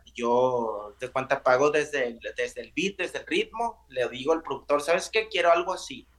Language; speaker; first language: Spanish; native; Spanish